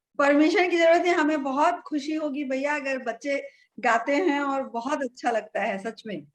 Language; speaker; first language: Hindi; native; Hindi